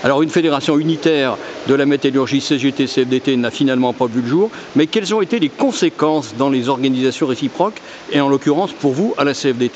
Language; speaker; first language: French; native; French